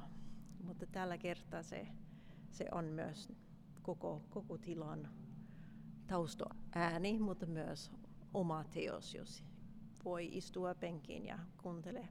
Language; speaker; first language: Finnish; non-native, fluent; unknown